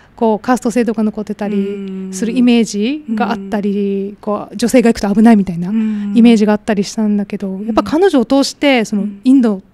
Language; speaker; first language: Japanese; native; Japanese